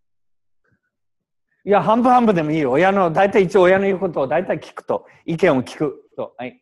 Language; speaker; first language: Japanese; native; Japanese